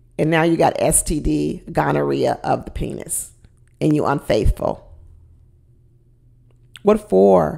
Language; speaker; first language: English; native; English